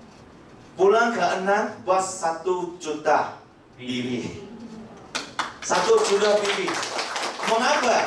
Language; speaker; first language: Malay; non-native, local second language; Chinese